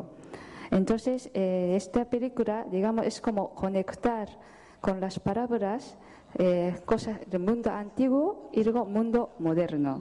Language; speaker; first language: Spanish; non-native, fluent; Japanese